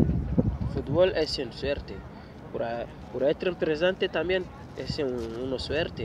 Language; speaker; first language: Spanish; non-native, learner; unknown